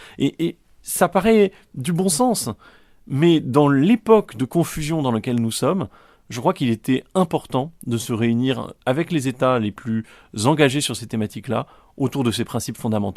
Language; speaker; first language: French; native; French